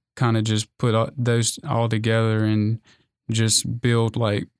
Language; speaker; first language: English; native; English